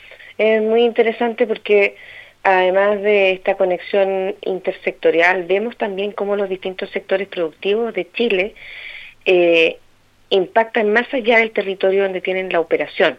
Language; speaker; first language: Spanish; native; Spanish